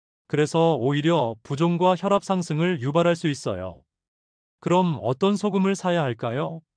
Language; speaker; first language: Korean; native; Korean